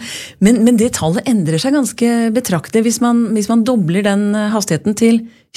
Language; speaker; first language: Norwegian; native; Norwegian